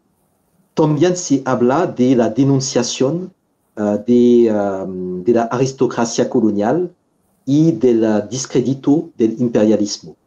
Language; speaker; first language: Spanish; non-native, fluent; French